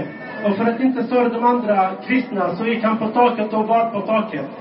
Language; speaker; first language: Swedish; non-native, local second language; Arabic